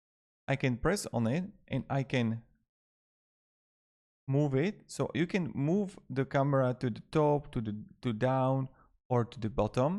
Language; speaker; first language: English; non-native, fluent; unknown